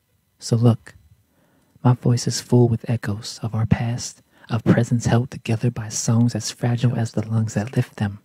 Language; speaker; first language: English; native; English